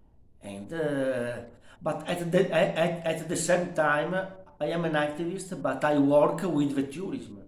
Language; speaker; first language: English; non-native, learner; Italian